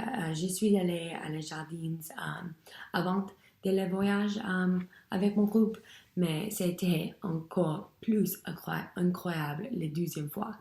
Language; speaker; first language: French; non-native, learner; English